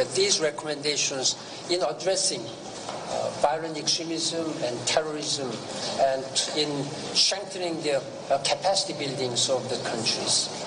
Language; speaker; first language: English; non-native, fluent; Korean